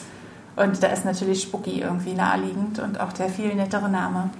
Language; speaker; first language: German; native; German